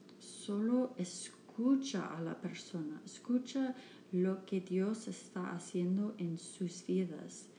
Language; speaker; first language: Spanish; non-native, learner; English